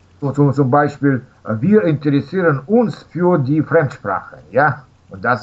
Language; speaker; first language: German; non-native, fluent; Russian